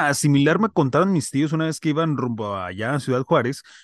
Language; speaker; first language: Spanish; native; Spanish